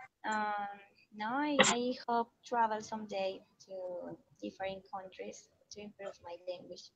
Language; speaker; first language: English; non-native, learner; Spanish